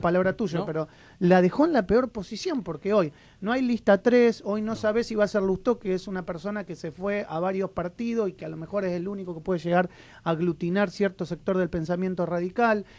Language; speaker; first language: Spanish; native; Spanish